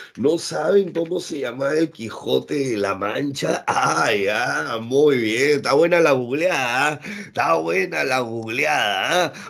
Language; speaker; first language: Spanish; native; Spanish